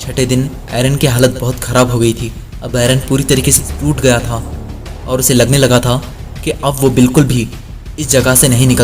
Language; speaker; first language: Hindi; native; Hindi